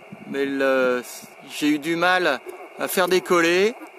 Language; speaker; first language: French; native; French